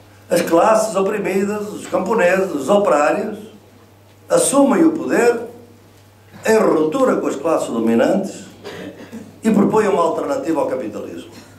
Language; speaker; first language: Portuguese; native; Portuguese